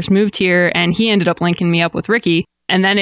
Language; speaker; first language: English; native; English